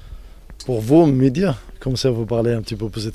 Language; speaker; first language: French; non-native, local second language; Arabic